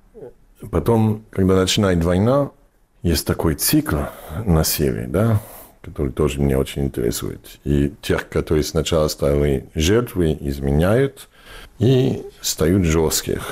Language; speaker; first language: Russian; non-native, fluent; English